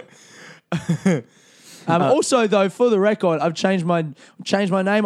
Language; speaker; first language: English; native; English